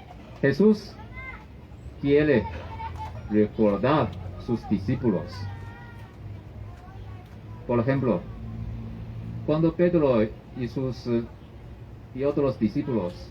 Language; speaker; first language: Spanish; non-native, learner; Chinese